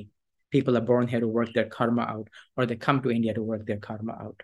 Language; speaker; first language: English; non-native, local second language; Hindi